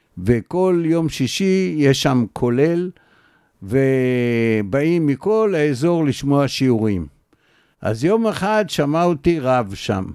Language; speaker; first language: Hebrew; native; Hebrew